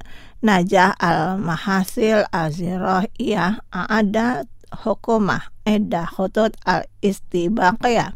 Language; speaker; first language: Arabic; non-native, fluent; Indonesian